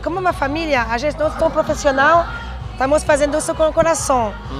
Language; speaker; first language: Portuguese; non-native, fluent; French